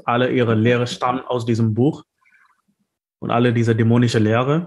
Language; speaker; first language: German; non-native, fluent; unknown